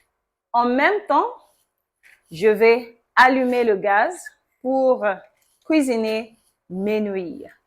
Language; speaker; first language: French; non-native, local second language; Yoruba